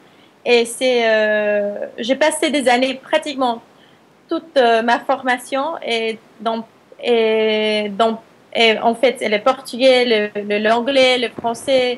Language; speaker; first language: French; non-native, fluent; Spanish